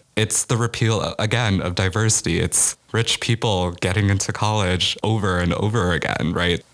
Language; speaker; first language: English; native; English